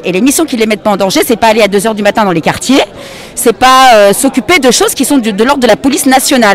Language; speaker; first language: French; native; French